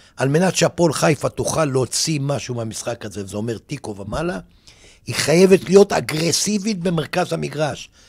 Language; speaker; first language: Hebrew; native; Hebrew